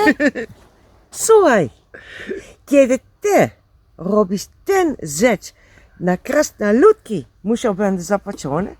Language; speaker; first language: Polish; non-native, learner; Dutch